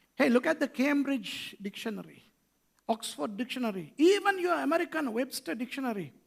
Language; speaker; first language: English; non-native, local second language; Sinhala